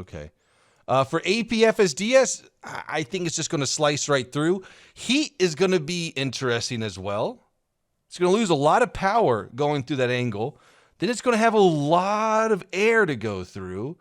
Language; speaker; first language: English; native; English